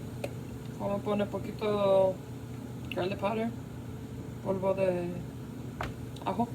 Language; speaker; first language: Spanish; early bilingual, heritage; Spanish